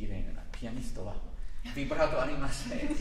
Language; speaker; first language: Japanese; non-native, learner; Italian